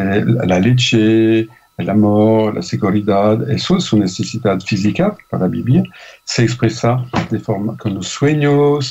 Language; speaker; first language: Spanish; non-native, fluent; French